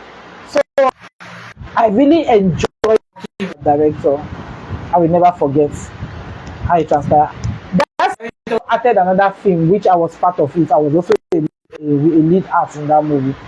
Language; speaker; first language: English; non-native, local second language; Igbo